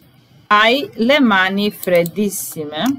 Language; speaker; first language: Italian; non-native, fluent; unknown